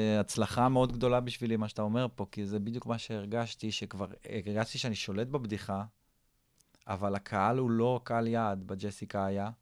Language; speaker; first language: Hebrew; early bilingual, other home language; English